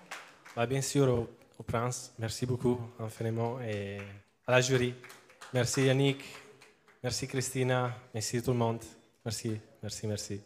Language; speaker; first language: French; non-native, learner; English